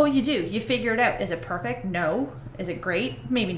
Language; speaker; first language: English; native; English